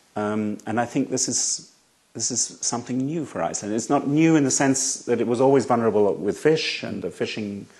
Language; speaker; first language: English; native; English